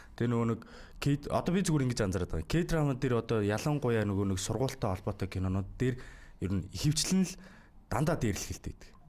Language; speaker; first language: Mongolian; native; Mongolian